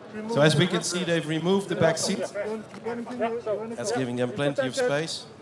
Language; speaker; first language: English; non-native, fluent; Dutch